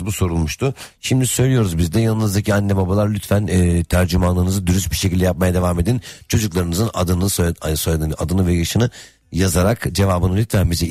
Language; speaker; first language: Turkish; native; Turkish